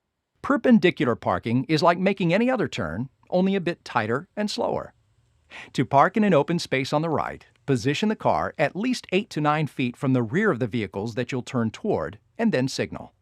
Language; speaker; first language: English; native; English